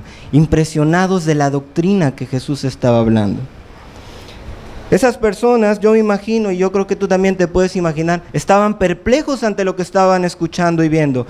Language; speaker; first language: Spanish; native; Spanish